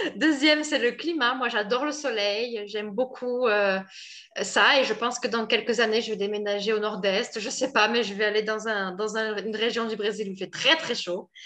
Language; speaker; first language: French; native; French